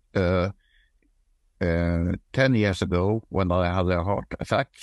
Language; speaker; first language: English; non-native, fluent; Swedish